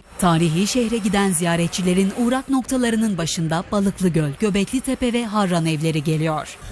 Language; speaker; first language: Turkish; native; Turkish